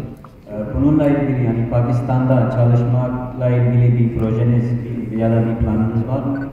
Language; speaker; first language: Turkish; non-native, fluent; Urdu